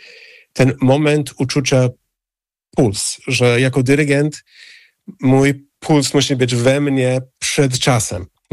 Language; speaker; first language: Polish; non-native, fluent; English